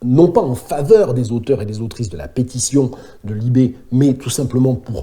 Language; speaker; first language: French; native; French